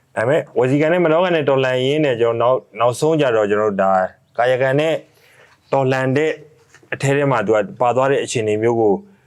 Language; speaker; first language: Burmese; native; Burmese